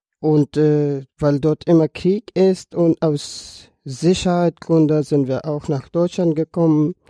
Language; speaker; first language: German; non-native, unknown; Persian